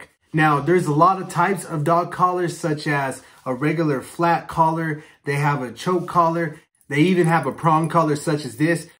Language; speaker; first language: English; native; English